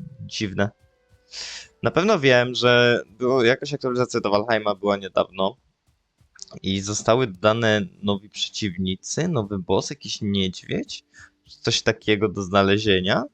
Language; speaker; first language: Polish; native; Polish